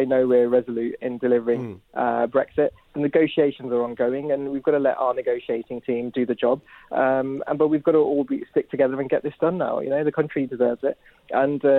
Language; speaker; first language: English; native; English